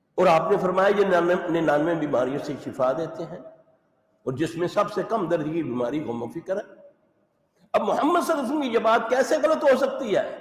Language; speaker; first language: Urdu; native; Urdu